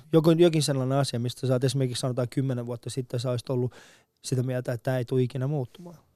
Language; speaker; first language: Finnish; early bilingual, other home language; Persian